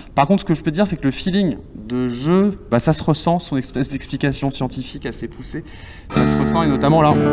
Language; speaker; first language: French; native; French